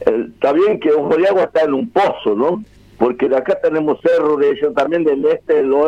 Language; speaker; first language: Spanish; native; Spanish